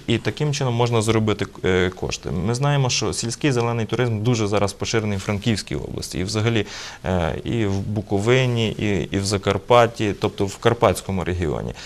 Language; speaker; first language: Ukrainian; native; Ukrainian